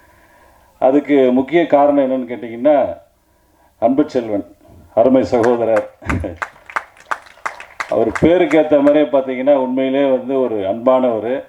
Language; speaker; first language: Tamil; native; Tamil